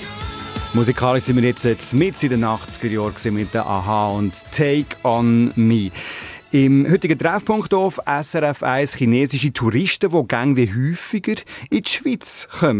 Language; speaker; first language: German; native; German